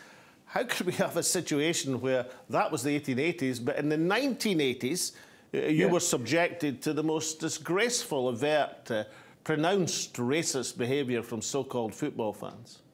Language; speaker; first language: English; native; English